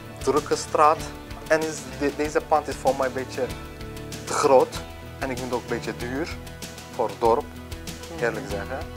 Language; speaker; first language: Dutch; non-native, learner; Turkish